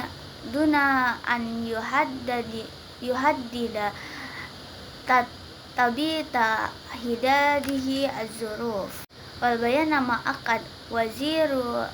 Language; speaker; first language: Arabic; non-native, learner; Indonesian